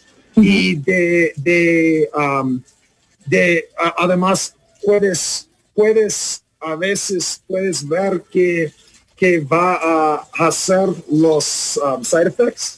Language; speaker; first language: Spanish; non-native, learner; English